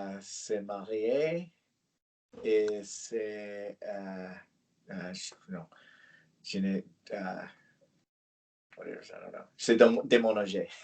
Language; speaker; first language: French; non-native, learner; English